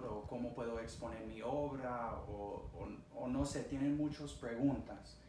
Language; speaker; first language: Spanish; early bilingual, other home language; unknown